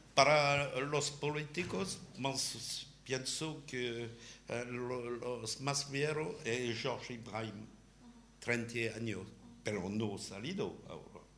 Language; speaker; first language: Spanish; non-native, learner; French